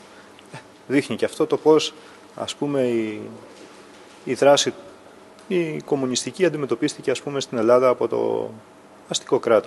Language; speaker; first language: Greek; native; Greek